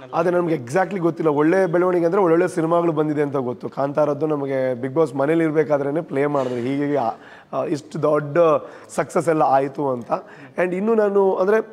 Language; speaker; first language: Kannada; non-native, local second language; Tulu